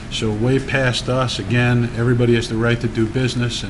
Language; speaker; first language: English; early bilingual, other home language; Italian